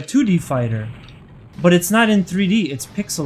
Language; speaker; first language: English; native; English